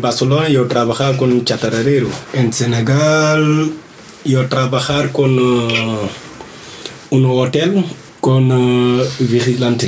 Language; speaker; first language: Spanish; non-native, learner; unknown